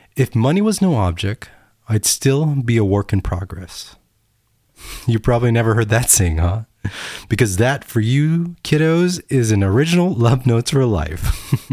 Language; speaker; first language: English; native; English